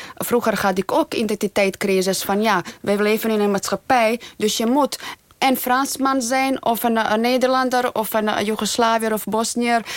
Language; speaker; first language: Dutch; non-native, fluent; Bosnian